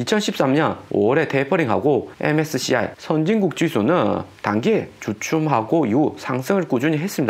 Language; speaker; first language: Korean; native; Korean